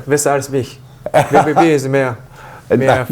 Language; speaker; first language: German; non-native, learner; Japanese